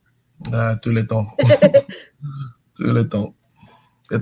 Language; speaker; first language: French; non-native, learner; English